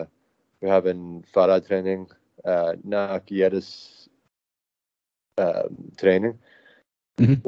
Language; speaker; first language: German; non-native, learner; English